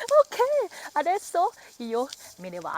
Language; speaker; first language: Italian; non-native, learner; Thai